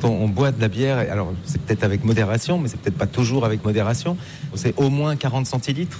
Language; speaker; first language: French; native; French